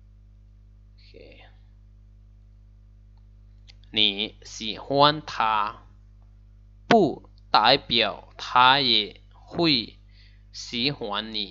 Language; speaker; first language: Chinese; non-native, fluent; Lao